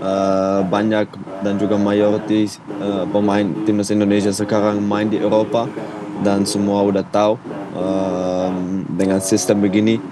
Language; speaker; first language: Indonesian; non-native, fluent; Dutch